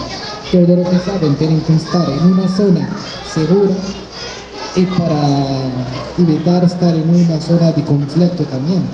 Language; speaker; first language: Spanish; non-native, fluent; Arabic